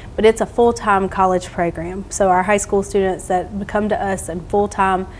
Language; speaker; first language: English; native; English